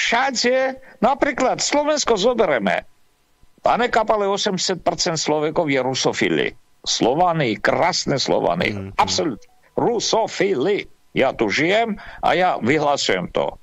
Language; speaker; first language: Slovak; non-native, fluent; Armenian